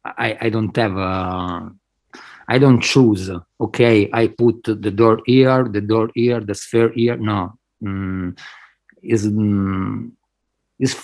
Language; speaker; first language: English; non-native, fluent; Spanish